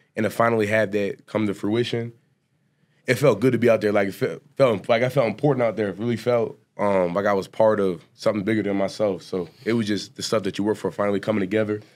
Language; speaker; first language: English; native; English